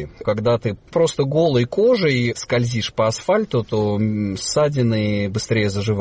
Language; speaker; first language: Russian; native; Russian